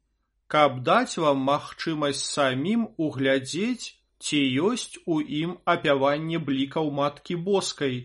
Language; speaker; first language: Belarusian; native; Belarusian